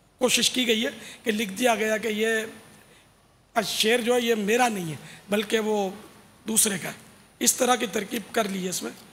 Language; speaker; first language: Urdu; native; Urdu